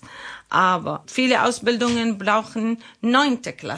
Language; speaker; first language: German; non-native, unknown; Arabic